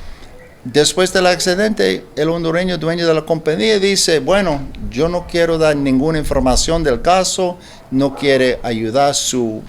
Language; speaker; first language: Spanish; non-native, learner; English